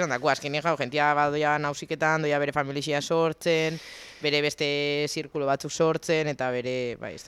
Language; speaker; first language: Basque; native; Basque